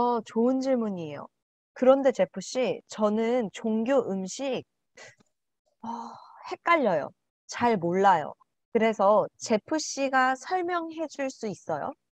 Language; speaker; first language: Korean; non-native, learner; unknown